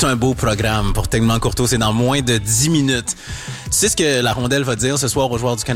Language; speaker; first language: French; native; French